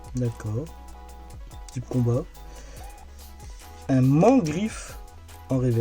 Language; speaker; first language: French; native; French